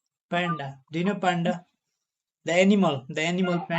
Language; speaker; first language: English; non-native, learner; Nepali